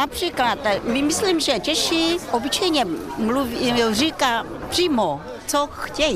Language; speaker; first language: Czech; non-native, fluent; Vietnamese